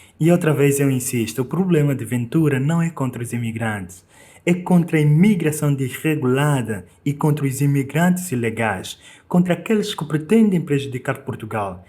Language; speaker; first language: Portuguese; native; Portuguese